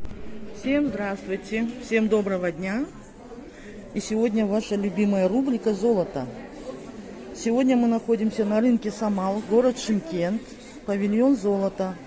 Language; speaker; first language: Russian; native; Russian